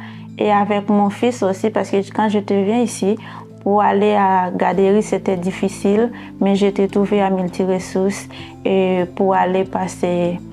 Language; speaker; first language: French; non-native, learner; Haitian Creole